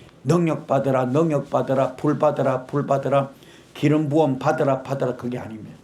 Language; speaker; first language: Korean; native; Korean